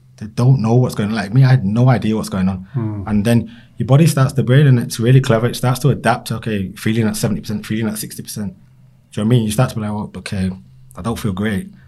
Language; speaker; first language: English; native; English